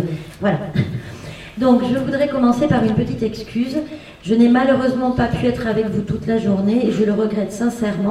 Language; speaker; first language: French; native; French